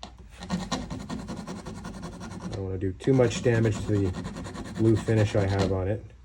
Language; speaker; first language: English; native; English